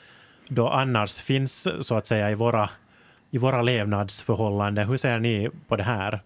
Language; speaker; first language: Swedish; native; Swedish